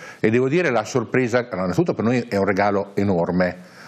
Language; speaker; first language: Italian; native; Italian